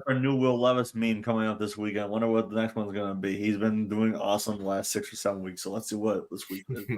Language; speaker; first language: English; native; English